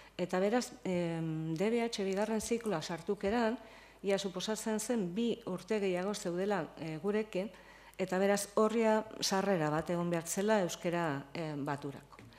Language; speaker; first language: Basque; native; Basque